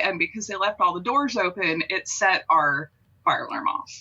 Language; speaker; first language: English; native; English